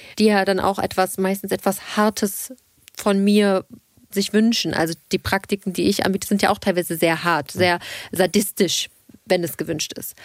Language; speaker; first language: German; native; German